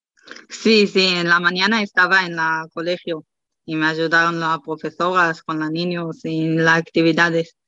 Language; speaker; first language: Spanish; non-native, learner; Hebrew